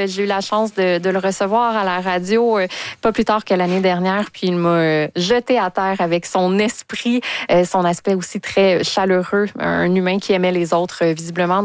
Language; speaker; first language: French; native; French